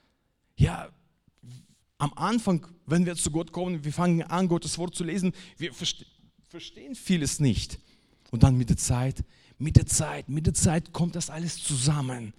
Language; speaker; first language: German; non-native, fluent; Russian